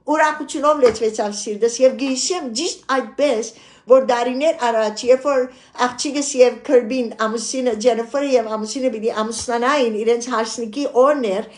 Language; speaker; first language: Armenian; early bilingual, heritage; Armenian